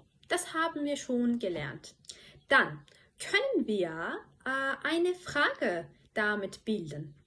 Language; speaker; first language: German; non-native, fluent; Turkish